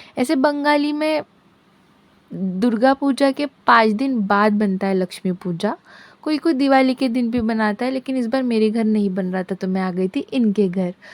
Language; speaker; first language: Hindi; non-native, local second language; Bangla